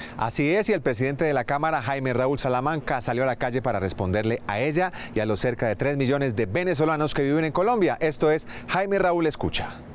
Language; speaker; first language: Spanish; native; Spanish